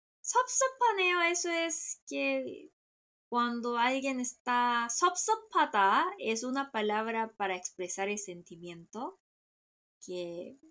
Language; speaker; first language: Spanish; non-native, fluent; Korean